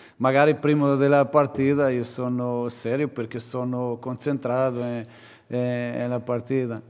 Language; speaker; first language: Italian; non-native, learner; Portuguese